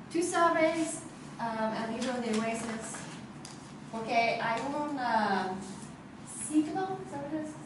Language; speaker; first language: Spanish; non-native, learner; English